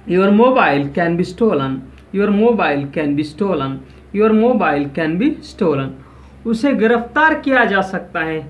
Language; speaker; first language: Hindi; non-native, local second language; Marathi